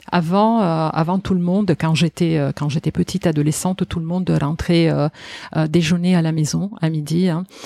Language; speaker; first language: French; non-native, fluent; Italian